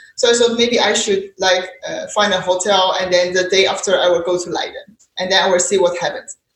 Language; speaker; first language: English; non-native, fluent; Chinese